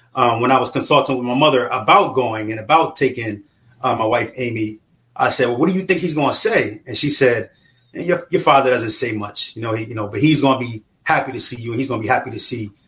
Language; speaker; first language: English; native; English